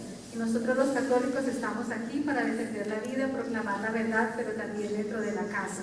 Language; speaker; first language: Spanish; native; Spanish